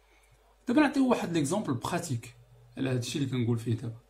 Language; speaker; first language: Arabic; native; Arabic